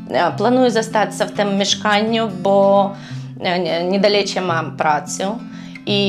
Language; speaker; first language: Polish; non-native, learner; Ukrainian